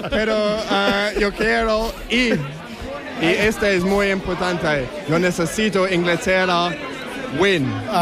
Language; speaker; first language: Spanish; non-native, learner; English